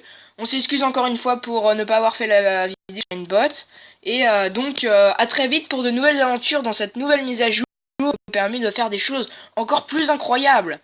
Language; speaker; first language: French; native; French